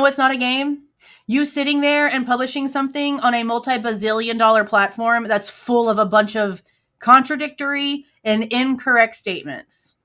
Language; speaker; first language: English; native; English